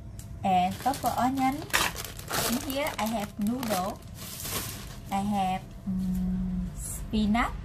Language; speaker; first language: English; non-native, learner; Vietnamese